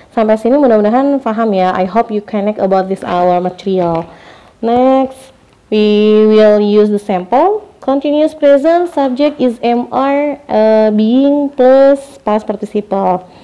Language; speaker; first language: English; non-native, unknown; Indonesian